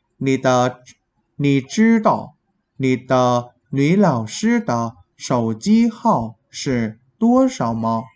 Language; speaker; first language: Chinese; non-native, fluent; Vietnamese